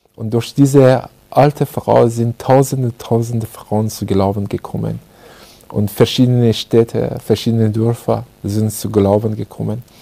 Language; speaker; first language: German; non-native, fluent; Persian